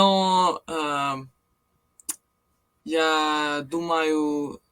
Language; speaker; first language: Russian; non-native, learner; English